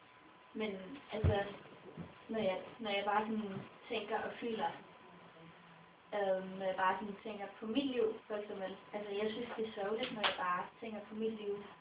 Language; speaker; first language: Danish; non-native, local second language; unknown